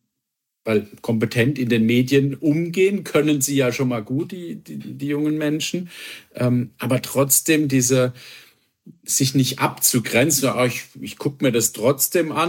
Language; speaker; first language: German; native; German